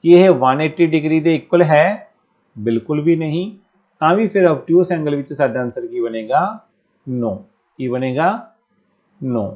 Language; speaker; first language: Hindi; non-native, local second language; Punjabi